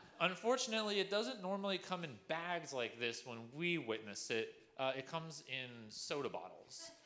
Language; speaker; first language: English; native; English